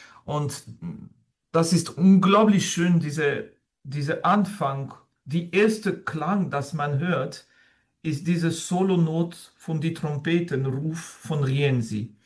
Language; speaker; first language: German; non-native, fluent; French